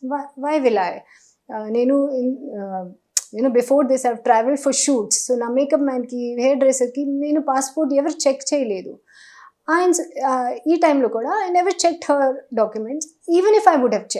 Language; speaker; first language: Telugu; non-native, learner; Hindi